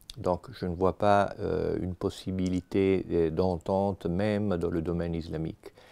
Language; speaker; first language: French; non-native, fluent; Italian